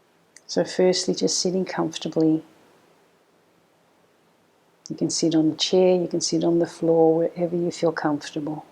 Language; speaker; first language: English; native; English